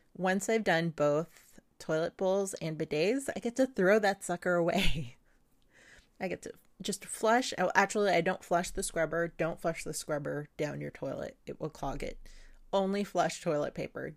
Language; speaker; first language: English; non-native, local second language; Filipino